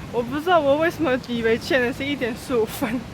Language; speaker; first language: Chinese; early bilingual, heritage; Chinese